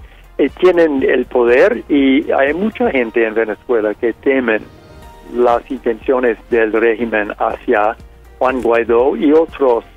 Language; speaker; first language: Spanish; non-native, fluent; English